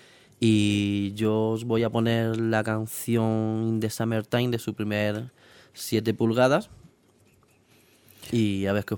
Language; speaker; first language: Spanish; native; Spanish